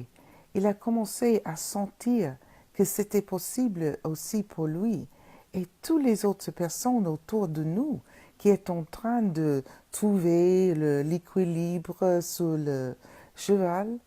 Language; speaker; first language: French; non-native, fluent; English